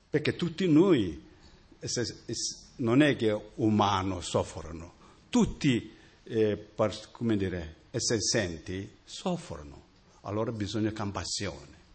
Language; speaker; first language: Italian; non-native, learner; Tibetan